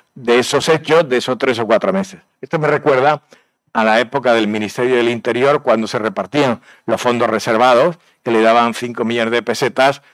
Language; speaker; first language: Spanish; native; Spanish